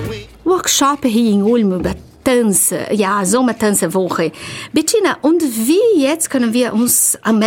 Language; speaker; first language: German; non-native, fluent; Portuguese